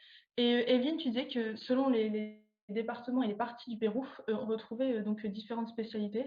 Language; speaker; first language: French; native; French